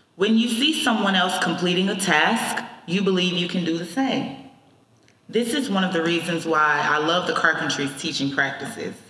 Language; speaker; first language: English; native; English